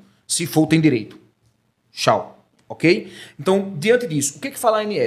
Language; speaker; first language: Portuguese; native; Portuguese